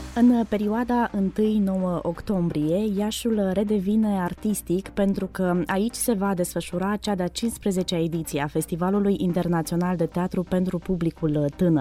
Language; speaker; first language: Romanian; native; Romanian